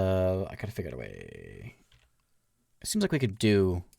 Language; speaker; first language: English; native; English